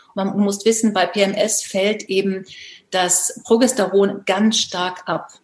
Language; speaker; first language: German; native; German